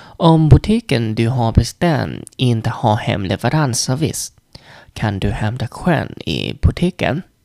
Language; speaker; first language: Swedish; non-native, learner; Vietnamese